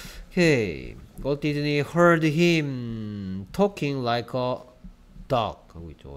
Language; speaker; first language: English; non-native, fluent; Korean